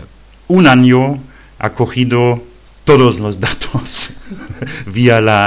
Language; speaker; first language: Spanish; non-native, fluent; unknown